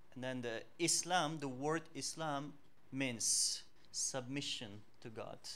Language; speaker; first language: English; non-native, fluent; Uzbek